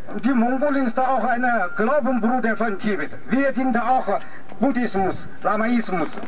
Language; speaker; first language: German; non-native, learner; Mongolian